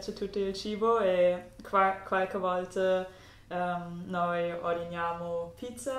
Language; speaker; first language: Italian; non-native, learner; German